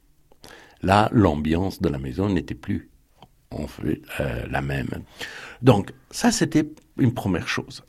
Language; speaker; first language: French; non-native, fluent; Persian